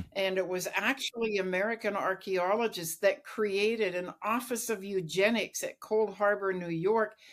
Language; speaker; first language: English; native; English